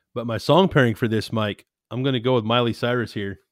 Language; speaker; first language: English; native; English